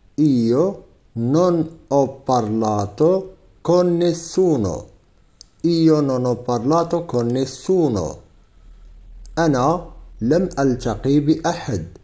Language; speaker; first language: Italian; non-native, fluent; Arabic